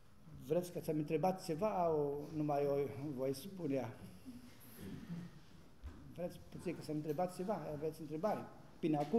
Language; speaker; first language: Romanian; non-native, learner; Greek